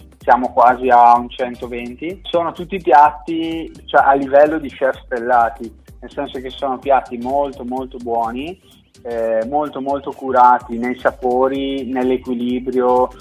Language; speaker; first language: Italian; native; Italian